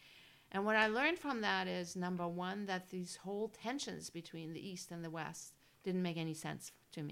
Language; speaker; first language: English; non-native, fluent; German